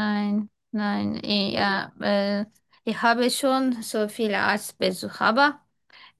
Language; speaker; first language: German; non-native, fluent; Turkish